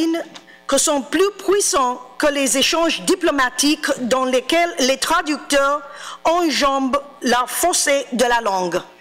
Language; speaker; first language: French; non-native, fluent; English